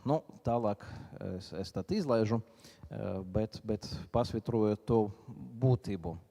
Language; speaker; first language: Latvian; non-native, local second language; Russian